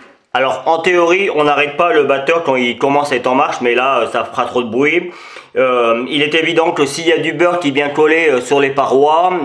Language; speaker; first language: French; native; French